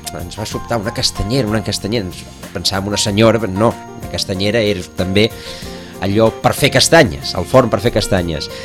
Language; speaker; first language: Catalan; native; Catalan